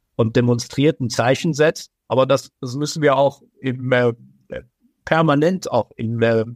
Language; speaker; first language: German; early bilingual, other home language; Persian